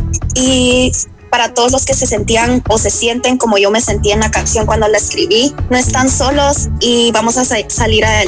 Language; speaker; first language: Spanish; early bilingual, other home language; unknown